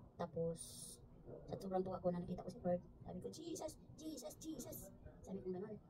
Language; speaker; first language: Filipino; non-native, local second language; Cebuano